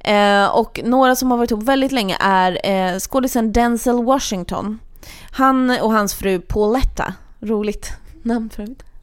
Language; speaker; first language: Swedish; native; Swedish